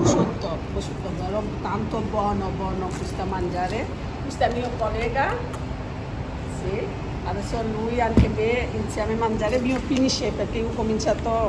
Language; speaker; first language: Italian; non-native, learner; Bangla